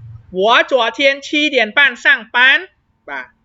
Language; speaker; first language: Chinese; non-native, fluent; Khmer